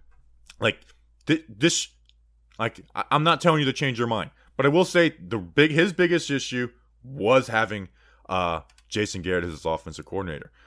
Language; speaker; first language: English; native; English